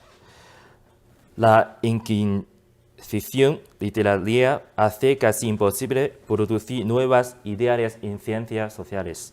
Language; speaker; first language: Spanish; non-native, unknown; Chinese